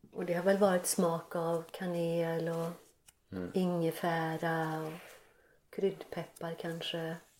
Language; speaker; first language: Swedish; early bilingual, other home language; Norwegian